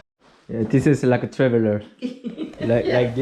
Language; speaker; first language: English; non-native, learner; Korean